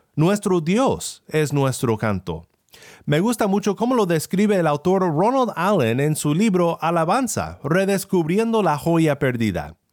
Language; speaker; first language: Spanish; non-native, fluent; English